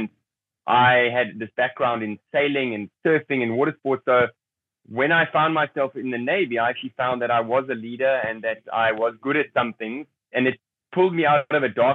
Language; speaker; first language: English; native; English